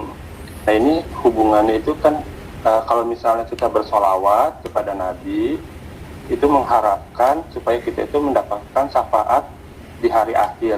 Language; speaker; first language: Indonesian; native; Indonesian